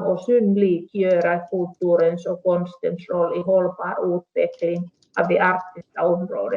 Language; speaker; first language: Swedish; non-native, local second language; Finnish